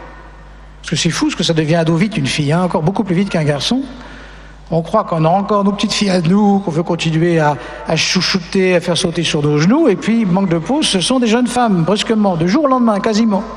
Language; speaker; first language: French; native; French